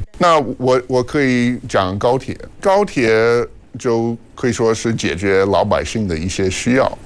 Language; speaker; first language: Chinese; non-native, fluent; English